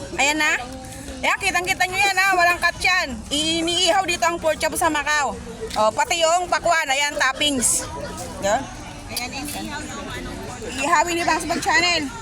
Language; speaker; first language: Filipino; non-native, local second language; Bikol